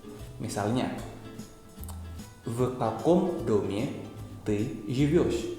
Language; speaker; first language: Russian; non-native, fluent; Indonesian